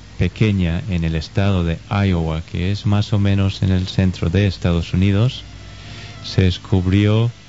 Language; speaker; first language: Spanish; non-native, fluent; English